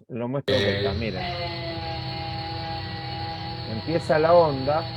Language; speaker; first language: Spanish; native; Spanish